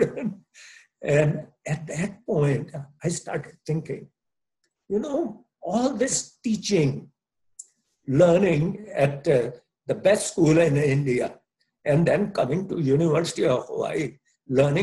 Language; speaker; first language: English; non-native, local second language; Punjabi